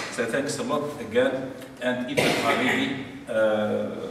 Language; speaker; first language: English; non-native, fluent; Arabic